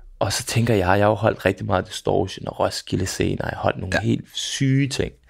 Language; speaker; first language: Danish; early bilingual, other home language; Serbian